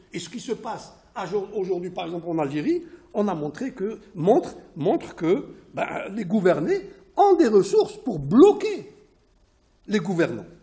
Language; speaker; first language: French; non-native, local second language; Arabic